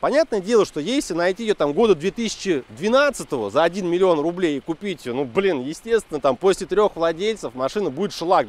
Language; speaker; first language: Russian; native; Russian